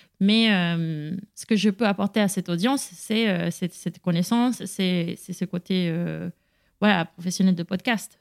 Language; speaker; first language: French; non-native, fluent; Spanish